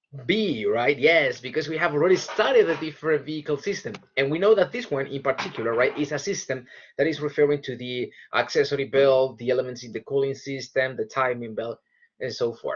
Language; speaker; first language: English; non-native, fluent; Spanish